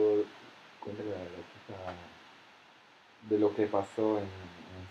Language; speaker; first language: Spanish; non-native, fluent; Russian